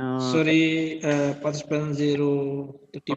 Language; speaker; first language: English; non-native, learner; Indonesian